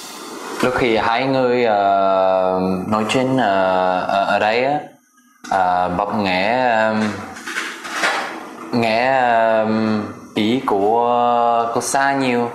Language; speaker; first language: Vietnamese; non-native, learner; Swedish